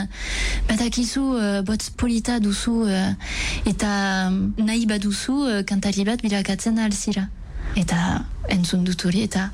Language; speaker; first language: Basque; non-native, local second language; French